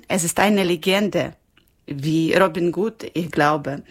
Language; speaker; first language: German; non-native, learner; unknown